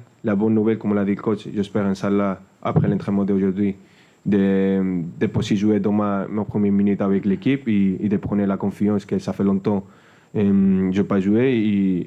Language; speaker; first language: French; non-native, fluent; Spanish